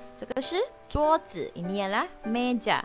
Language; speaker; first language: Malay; non-native, local second language; Chinese